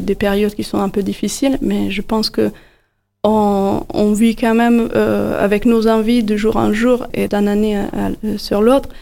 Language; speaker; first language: French; non-native, fluent; Hungarian